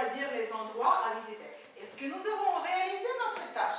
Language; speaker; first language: French; non-native, fluent; Ukrainian